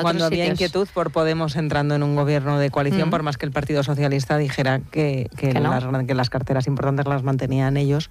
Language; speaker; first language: Spanish; native; Spanish